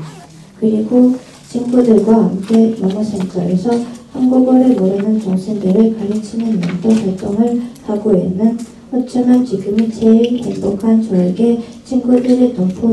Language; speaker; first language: Korean; early bilingual, other home language; Russian